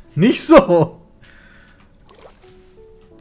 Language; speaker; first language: German; native; German